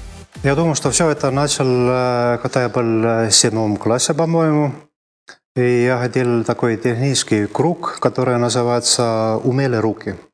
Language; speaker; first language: Russian; non-native, fluent; Estonian